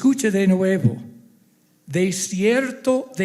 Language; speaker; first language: Spanish; non-native, fluent; English